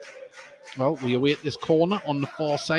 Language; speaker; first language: English; native; English